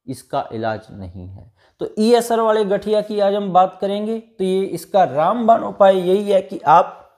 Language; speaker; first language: Hindi; native; Hindi